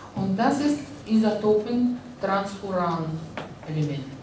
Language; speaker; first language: German; non-native, learner; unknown